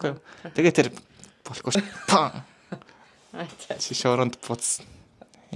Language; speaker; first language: Mongolian; non-native, learner; Japanese